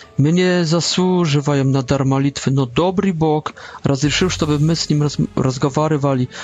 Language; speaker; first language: Polish; non-native, learner; Russian